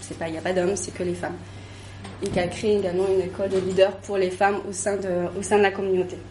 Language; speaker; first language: French; native; French